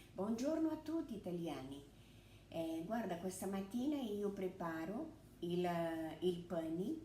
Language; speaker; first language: Italian; non-native, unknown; Portuguese